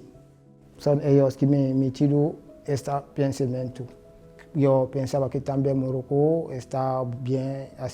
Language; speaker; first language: Spanish; non-native, learner; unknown